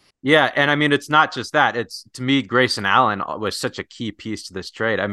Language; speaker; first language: English; native; English